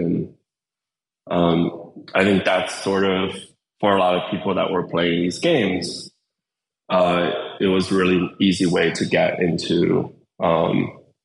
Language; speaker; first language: English; native; English